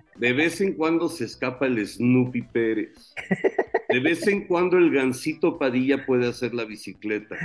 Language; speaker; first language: Spanish; early bilingual, heritage; Spanish